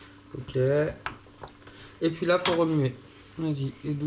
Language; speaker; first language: French; native; French